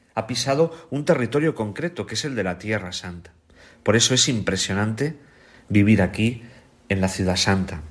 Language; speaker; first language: Spanish; native; Spanish